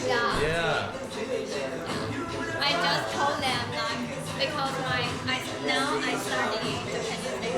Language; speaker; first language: English; non-native, learner; Chinese